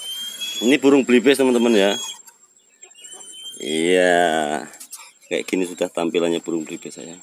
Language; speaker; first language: Malay; native; Malay